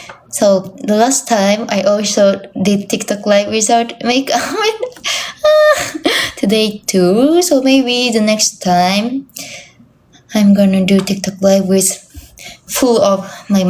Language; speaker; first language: English; non-native, learner; Japanese